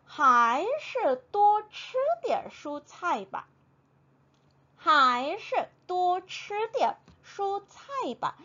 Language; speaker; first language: Chinese; non-native, fluent; Korean